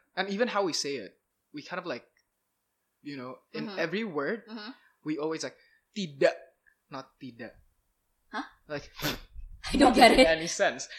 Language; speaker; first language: English; non-native, fluent; Malay